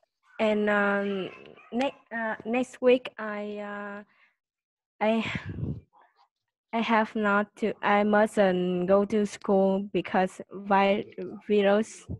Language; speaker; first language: English; non-native, learner; Vietnamese